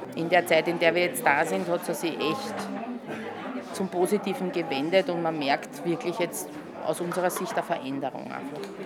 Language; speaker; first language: German; native; German